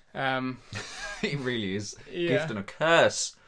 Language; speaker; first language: English; non-native, fluent; Danish